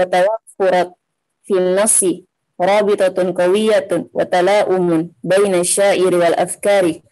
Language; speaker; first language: Arabic; non-native, learner; Indonesian